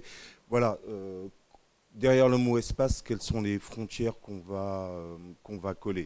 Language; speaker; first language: French; native; French